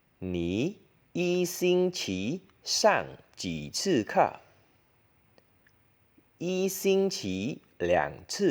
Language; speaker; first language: Chinese; non-native, learner; Khmer